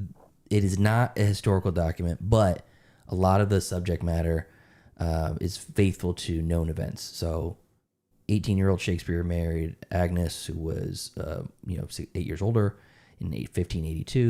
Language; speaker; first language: English; native; English